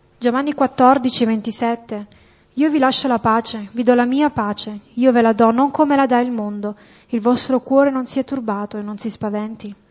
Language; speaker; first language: Italian; native; Italian